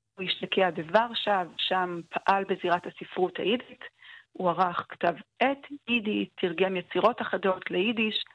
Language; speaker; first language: Hebrew; native; Hebrew